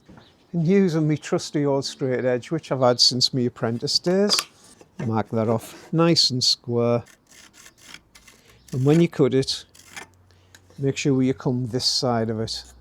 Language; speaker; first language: English; native; English